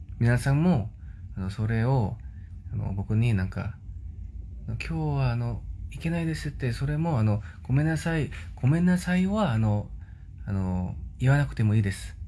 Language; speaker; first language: Japanese; non-native, fluent; Korean